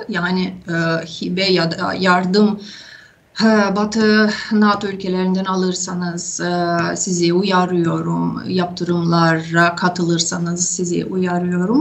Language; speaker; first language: Turkish; non-native, fluent; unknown